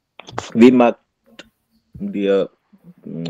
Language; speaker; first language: German; non-native, learner; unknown